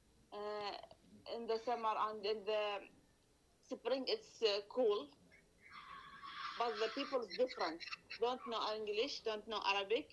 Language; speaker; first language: English; non-native, learner; Arabic